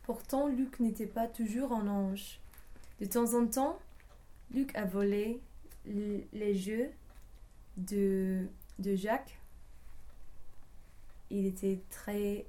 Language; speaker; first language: French; non-native, learner; English